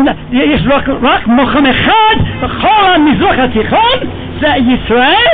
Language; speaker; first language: Hebrew; non-native, fluent; English